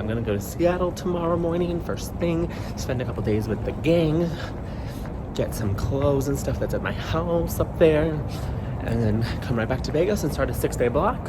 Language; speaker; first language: English; native; English